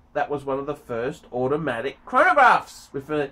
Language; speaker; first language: English; native; English